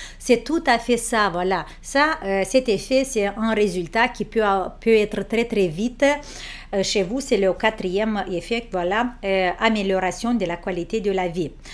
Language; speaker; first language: French; non-native, fluent; Romanian